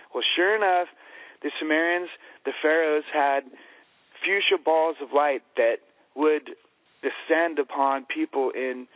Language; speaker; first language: English; native; English